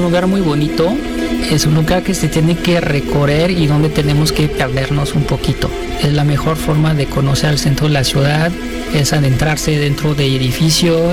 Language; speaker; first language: Spanish; non-native, fluent; French